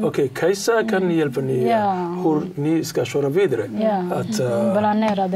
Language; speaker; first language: Swedish; non-native, learner; Somali